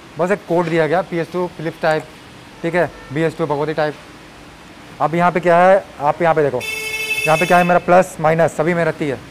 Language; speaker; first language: Hindi; native; Hindi